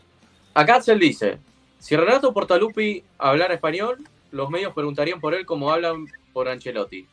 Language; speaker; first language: Spanish; native; Spanish